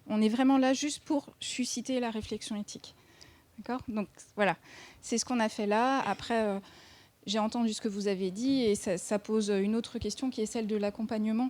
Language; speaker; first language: French; native; French